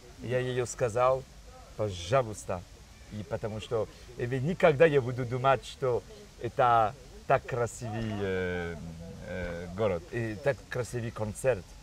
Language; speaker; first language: Russian; non-native, learner; French